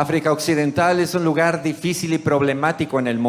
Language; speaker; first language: Spanish; native; Spanish